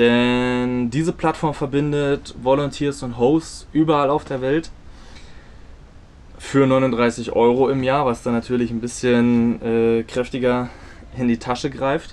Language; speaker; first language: German; native; German